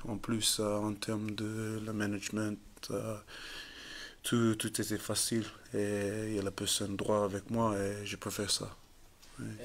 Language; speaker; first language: French; non-native, fluent; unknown